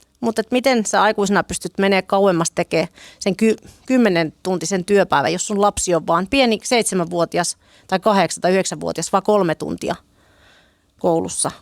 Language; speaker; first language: Finnish; native; Finnish